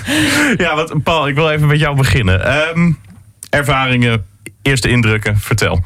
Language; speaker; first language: Dutch; native; Dutch